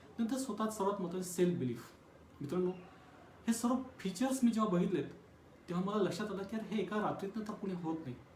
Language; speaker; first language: Marathi; non-native, local second language; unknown